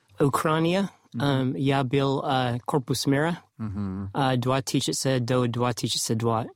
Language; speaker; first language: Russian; non-native, learner; English